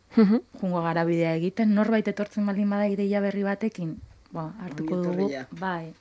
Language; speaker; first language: Basque; native; Basque